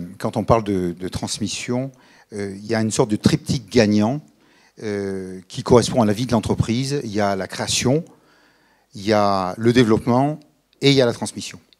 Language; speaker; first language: French; native; French